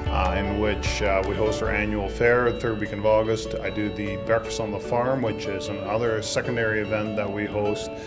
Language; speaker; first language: English; native; English